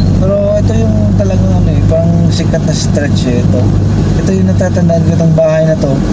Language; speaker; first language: Filipino; native; Filipino